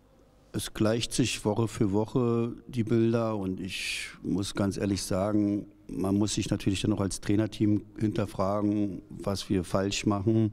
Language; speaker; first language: German; native; German